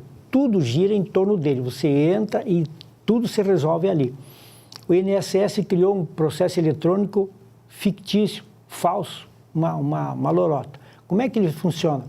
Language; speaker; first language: Portuguese; native; Portuguese